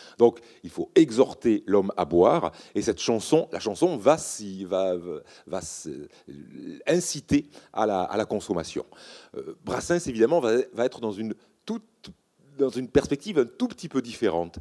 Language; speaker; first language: French; native; French